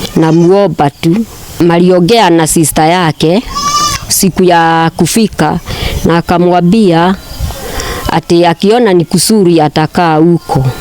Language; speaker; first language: Swahili; native; Swahili